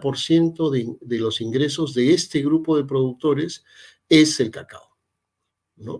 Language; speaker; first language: Spanish; native; Spanish